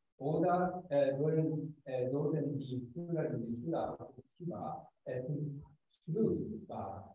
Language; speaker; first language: German; non-native, fluent; Japanese